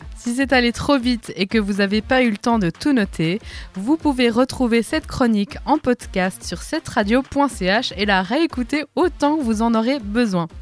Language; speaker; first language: French; native; French